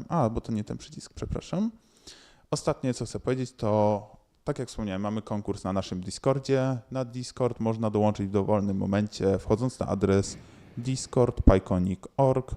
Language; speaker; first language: Polish; native; Polish